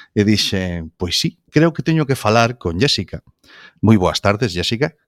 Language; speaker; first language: Galician; non-native, local second language; Spanish